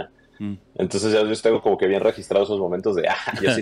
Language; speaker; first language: Spanish; native; Spanish